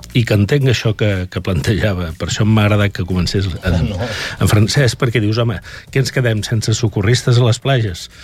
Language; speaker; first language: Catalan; native; Catalan